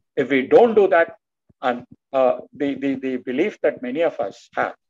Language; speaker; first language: English; non-native, local second language; Telugu